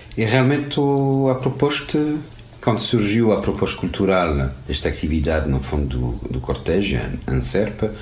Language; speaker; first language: Portuguese; non-native, fluent; French